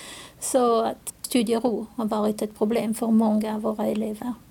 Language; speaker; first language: Swedish; non-native, fluent; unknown